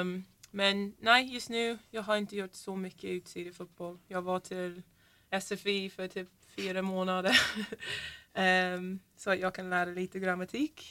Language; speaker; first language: Swedish; non-native, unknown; English